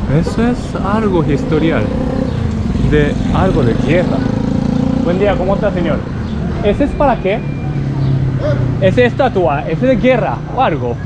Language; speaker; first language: Spanish; non-native, learner; Japanese